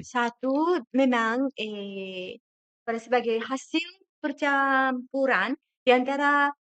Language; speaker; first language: Indonesian; non-native, fluent; Japanese